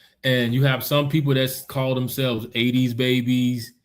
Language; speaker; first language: English; native; English